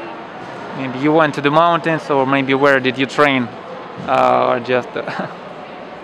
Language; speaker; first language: English; non-native, learner; Russian